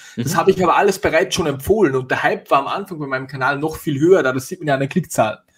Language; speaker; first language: German; native; German